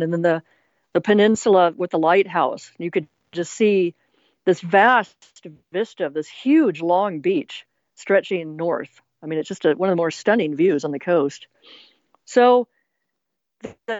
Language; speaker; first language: English; native; English